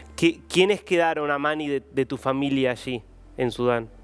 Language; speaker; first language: Spanish; native; Spanish